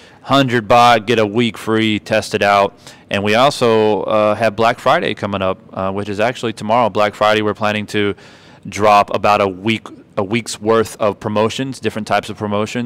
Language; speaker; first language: English; native; English